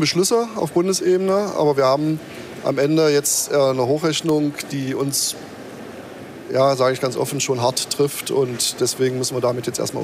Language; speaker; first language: German; native; German